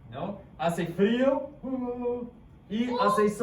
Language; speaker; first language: Spanish; non-native, fluent; English